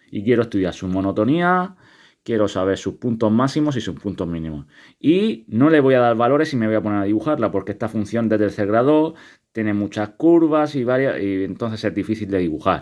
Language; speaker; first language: Spanish; native; Spanish